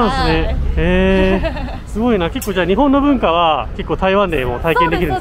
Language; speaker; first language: Japanese; native; Japanese